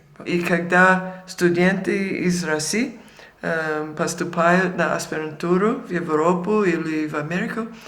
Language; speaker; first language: Russian; non-native, fluent; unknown